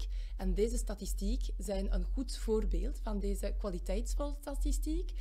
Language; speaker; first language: Dutch; non-native, local second language; French